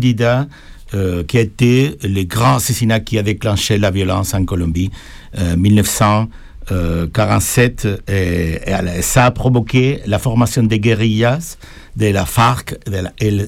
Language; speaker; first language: French; non-native, fluent; Spanish